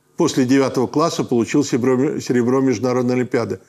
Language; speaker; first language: Russian; native; Russian